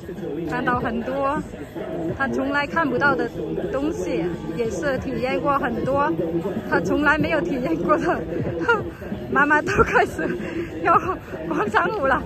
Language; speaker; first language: Chinese; non-native, fluent; Vietnamese